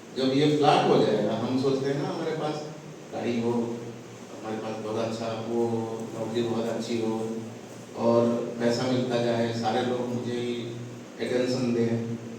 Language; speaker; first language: Hindi; non-native, local second language; Odia